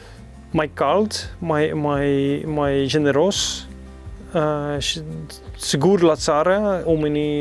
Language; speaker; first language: Romanian; non-native, learner; Dutch